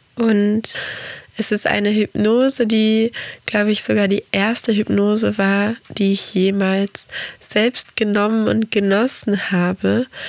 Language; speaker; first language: German; early bilingual, other home language; Portuguese